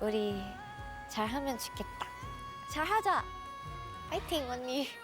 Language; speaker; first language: Korean; non-native, fluent; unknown